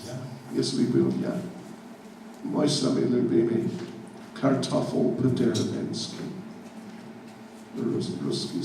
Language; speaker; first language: Russian; non-native, learner; English